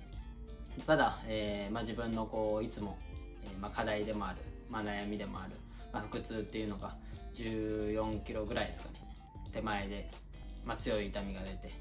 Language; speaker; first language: Japanese; native; Japanese